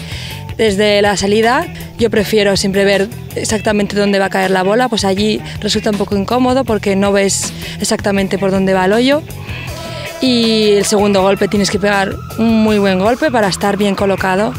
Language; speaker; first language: Spanish; native; Spanish